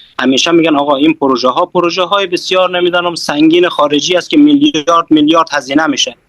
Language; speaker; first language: Persian; native; Persian